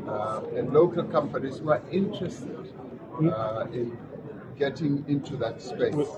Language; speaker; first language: English; non-native, local second language; Venda